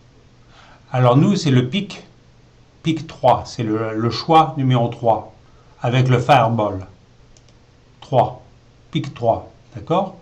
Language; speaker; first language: French; native; French